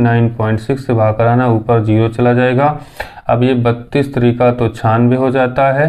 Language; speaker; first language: Hindi; native; Hindi